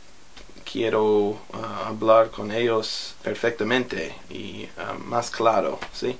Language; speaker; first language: Spanish; non-native, learner; English